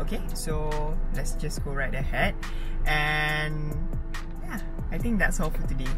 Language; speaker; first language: English; non-native, local second language; Malay